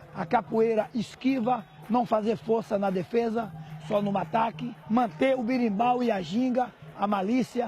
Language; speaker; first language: Portuguese; native; Portuguese